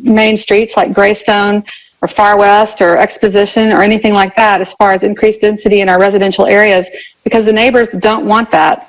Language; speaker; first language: English; native; English